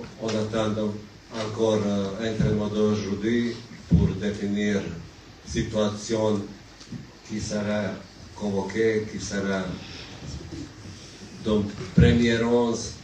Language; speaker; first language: French; non-native, learner; Bosnian